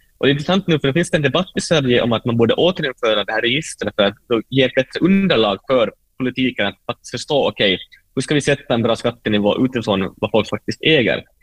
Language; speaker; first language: Swedish; native; Swedish